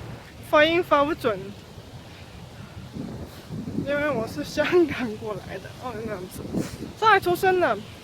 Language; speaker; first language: Chinese; early bilingual, heritage; Chinese